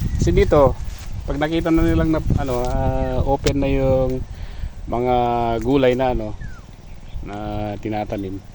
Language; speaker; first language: Filipino; non-native, local second language; Iloko